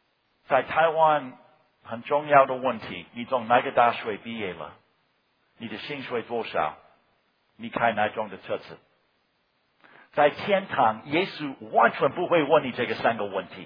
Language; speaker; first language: Chinese; non-native, fluent; English